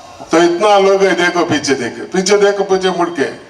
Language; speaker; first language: Hindi; non-native, local second language; Telugu